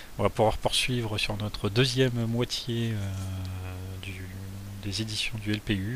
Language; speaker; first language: French; native; French